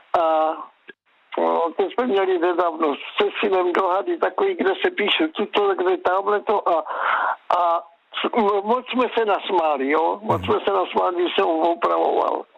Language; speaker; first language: Czech; native; Czech